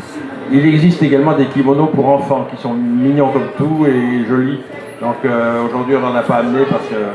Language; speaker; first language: French; native; French